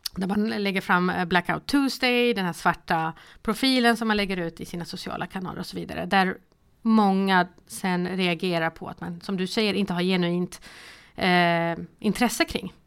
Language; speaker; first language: Swedish; early bilingual, other home language; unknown